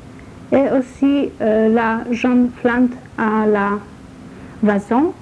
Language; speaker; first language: French; non-native, learner; Polish